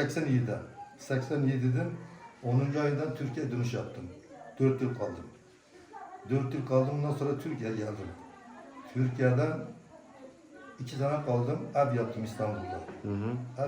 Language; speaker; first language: Turkish; non-native, local second language; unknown